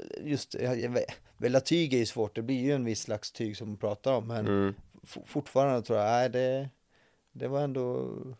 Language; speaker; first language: Swedish; native; Swedish